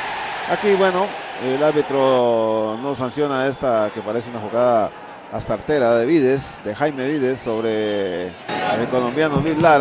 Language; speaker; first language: Spanish; native; Spanish